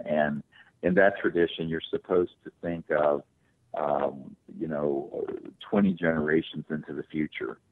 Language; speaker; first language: English; native; English